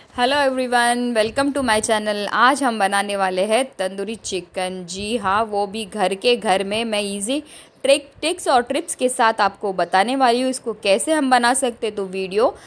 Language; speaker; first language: Hindi; non-native, local second language; Marathi